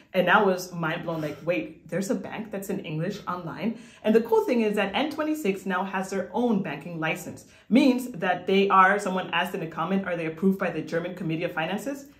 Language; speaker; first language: English; non-native, fluent; Spanish